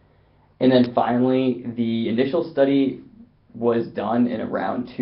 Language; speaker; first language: English; native; English